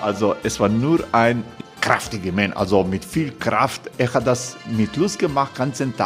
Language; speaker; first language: German; non-native, learner; Croatian